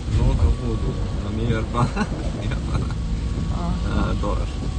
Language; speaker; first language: Russian; non-native, learner; German